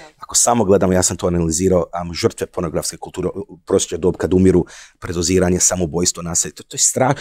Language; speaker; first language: Croatian; early bilingual, heritage; Croatian